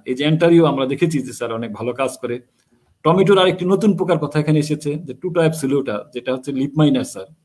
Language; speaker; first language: Bangla; native; Bangla